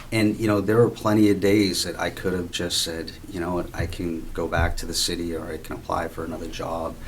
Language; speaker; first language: English; native; English